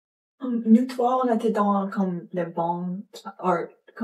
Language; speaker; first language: French; non-native, learner; English